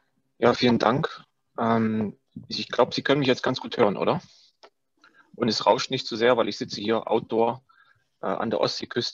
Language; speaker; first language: German; native; German